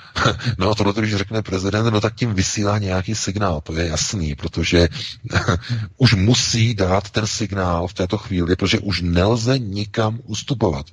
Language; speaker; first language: Czech; native; Czech